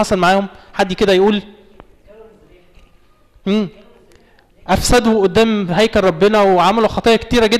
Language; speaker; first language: Arabic; native; Arabic